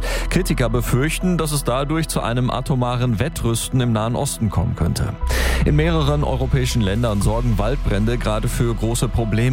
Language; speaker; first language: German; native; German